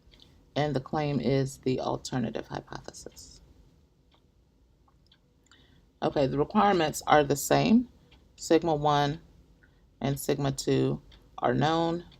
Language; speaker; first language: English; native; English